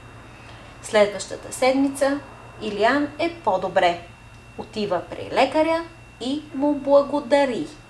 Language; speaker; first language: Bulgarian; non-native, fluent; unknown